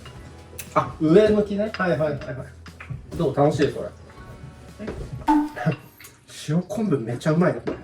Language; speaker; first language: Japanese; native; Japanese